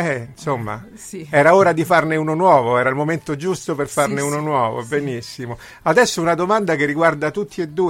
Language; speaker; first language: Italian; native; Italian